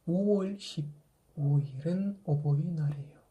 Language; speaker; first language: Korean; non-native, fluent; Kazakh